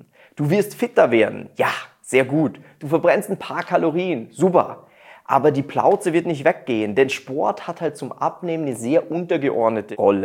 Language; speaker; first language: German; native; German